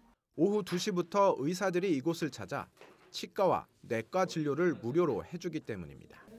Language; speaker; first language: Korean; native; Korean